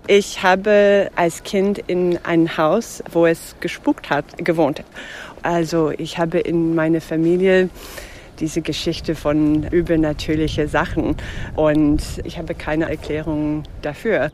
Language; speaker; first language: German; non-native, fluent; English